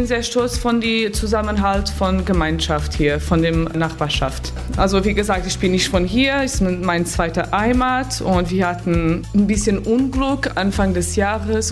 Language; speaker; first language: German; non-native, fluent; Portuguese